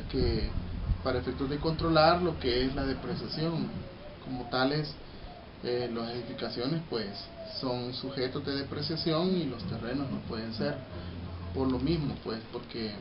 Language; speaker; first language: Spanish; native; Spanish